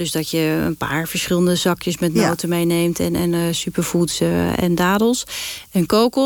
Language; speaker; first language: Dutch; native; Dutch